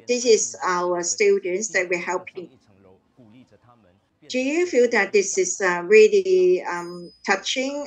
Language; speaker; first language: English; non-native, learner; Chinese